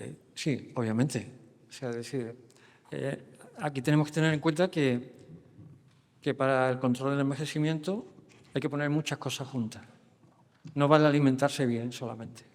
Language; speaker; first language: Spanish; native; Spanish